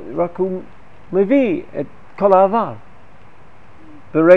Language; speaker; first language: Hebrew; non-native, fluent; English